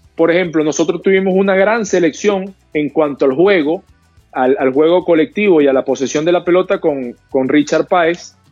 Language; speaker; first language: Spanish; native; Spanish